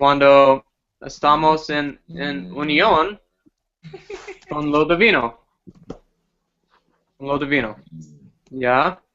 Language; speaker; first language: Spanish; non-native, fluent; English